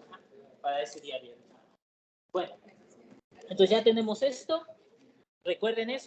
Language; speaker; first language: Spanish; native; Spanish